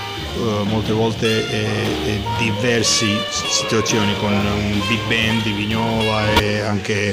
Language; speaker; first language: Italian; non-native, learner; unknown